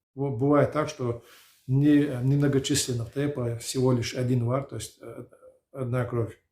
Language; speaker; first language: Russian; non-native, local second language; Chechen